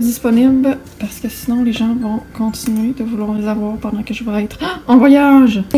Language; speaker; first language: French; native; French